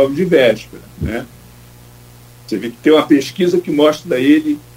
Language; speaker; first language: Portuguese; native; Portuguese